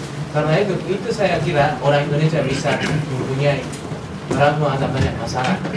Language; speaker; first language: Indonesian; non-native, fluent; Japanese